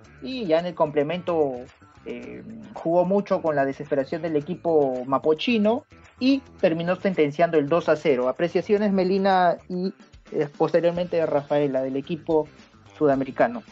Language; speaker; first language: Spanish; native; Spanish